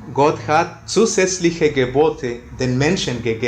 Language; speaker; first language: German; non-native, fluent; Spanish